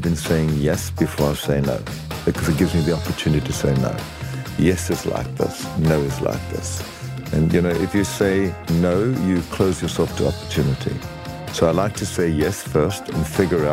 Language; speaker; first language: English; native; English